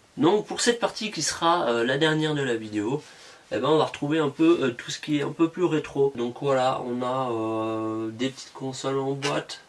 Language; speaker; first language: French; native; French